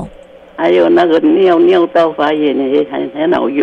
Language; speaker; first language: Chinese; non-native, local second language; Min Nan Chinese